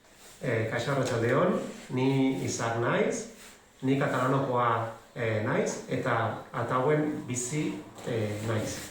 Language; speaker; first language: Basque; non-native, learner; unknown